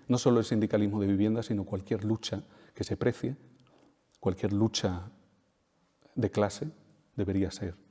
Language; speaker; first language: Spanish; native; Spanish